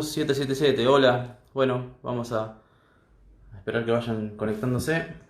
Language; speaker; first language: Spanish; native; Spanish